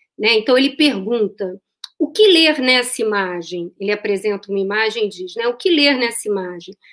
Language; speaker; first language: Portuguese; native; Portuguese